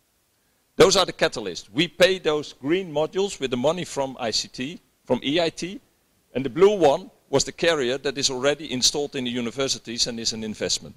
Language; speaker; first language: English; non-native, fluent; Dutch